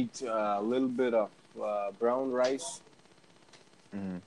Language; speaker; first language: English; native; English